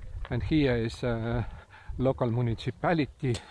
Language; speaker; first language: English; non-native, learner; Estonian